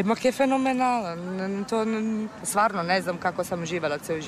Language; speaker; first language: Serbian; non-native, fluent; Italian